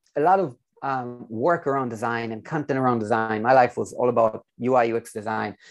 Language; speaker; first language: English; non-native, fluent; Hebrew